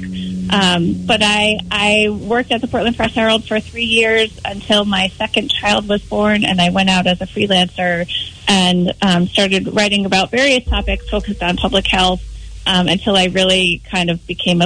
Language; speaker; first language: English; native; English